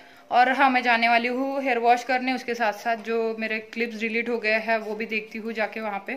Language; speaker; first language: Hindi; native; Hindi